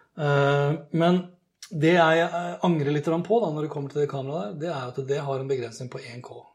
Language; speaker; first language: Norwegian; native; Norwegian